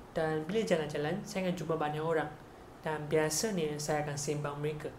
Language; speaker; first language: Malay; non-native, local second language; Chinese